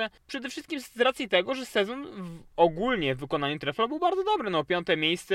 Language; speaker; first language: Polish; native; Polish